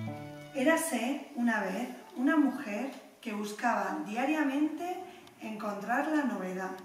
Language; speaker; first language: Spanish; native; Spanish